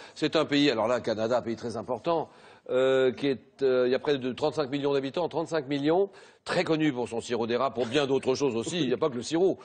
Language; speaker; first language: French; native; French